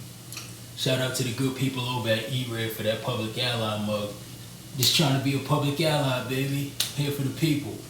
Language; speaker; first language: English; native; English